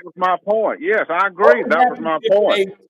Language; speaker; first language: English; native; English